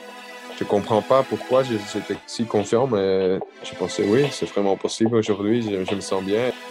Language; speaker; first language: French; non-native, local second language; Dutch